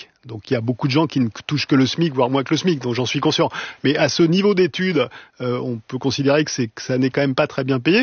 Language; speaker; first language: French; native; French